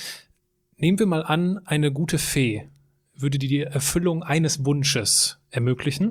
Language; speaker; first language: German; native; German